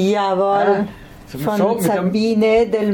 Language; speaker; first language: German; non-native, learner; Italian